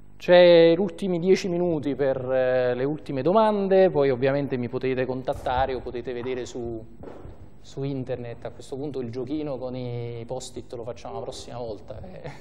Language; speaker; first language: Italian; native; Italian